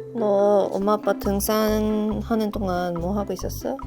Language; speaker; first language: Korean; non-native, fluent; Swedish